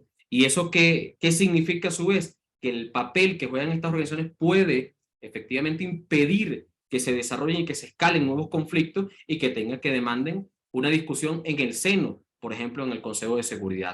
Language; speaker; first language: Spanish; native; Spanish